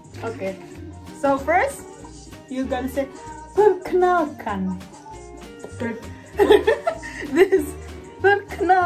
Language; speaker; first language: English; non-native, learner; Indonesian